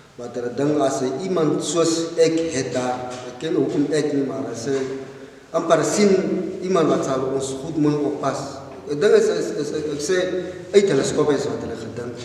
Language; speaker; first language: Afrikaans; non-native, local second language; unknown